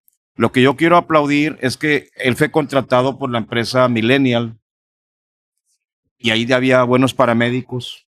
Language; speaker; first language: Spanish; native; Spanish